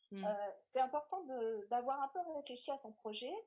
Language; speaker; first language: French; native; French